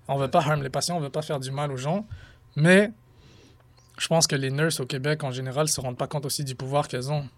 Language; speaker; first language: French; early bilingual, other home language; Arabic